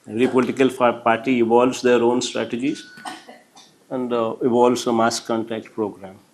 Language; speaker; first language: English; non-native, local second language; Telugu